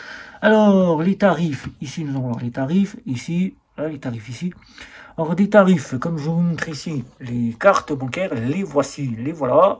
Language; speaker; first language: French; native; French